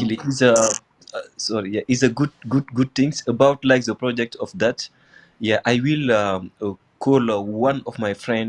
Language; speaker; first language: English; non-native, local second language; Wolof